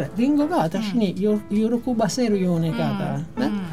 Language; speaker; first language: Japanese; non-native, fluent; Italian